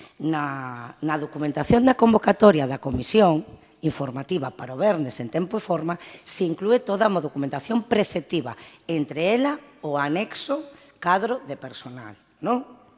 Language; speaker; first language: Galician; non-native, local second language; Spanish